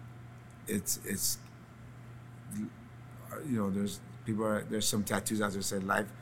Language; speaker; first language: English; native; English